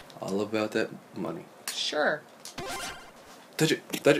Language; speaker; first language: English; native; English